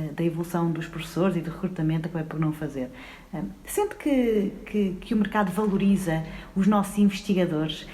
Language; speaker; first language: Portuguese; native; Portuguese